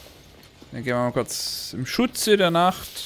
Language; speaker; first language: German; native; German